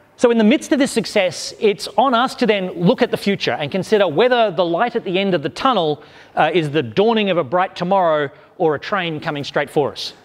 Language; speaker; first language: English; native; English